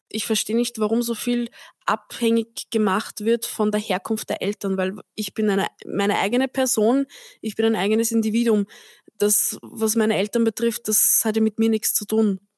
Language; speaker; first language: German; early bilingual, other home language; Turkish